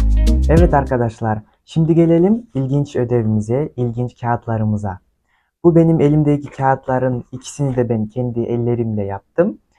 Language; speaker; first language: Turkish; non-native, fluent; Kyrgyz